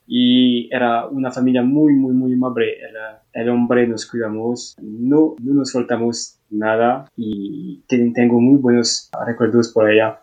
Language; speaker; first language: Spanish; non-native, learner; French